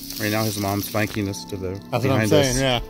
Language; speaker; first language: English; native; English